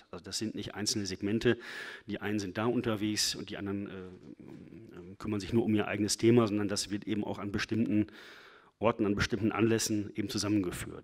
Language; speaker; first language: German; native; German